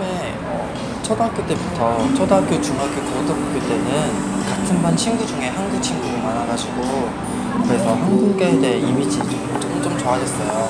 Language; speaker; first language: Korean; non-native, learner; Chinese